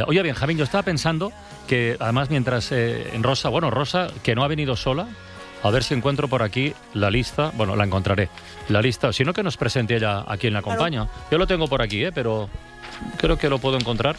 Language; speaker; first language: Spanish; native; Spanish